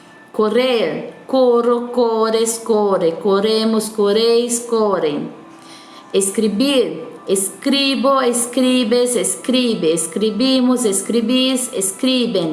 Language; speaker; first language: Spanish; non-native, fluent; Portuguese